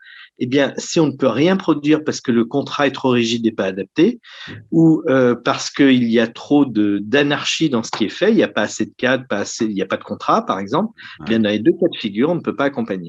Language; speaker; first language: French; native; French